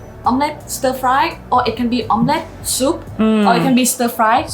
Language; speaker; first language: English; non-native, fluent; Thai